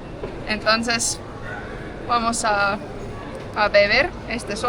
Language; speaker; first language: Spanish; non-native, fluent; Estonian